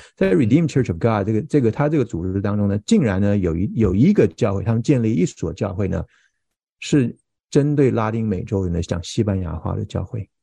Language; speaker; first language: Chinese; early bilingual, heritage; Chinese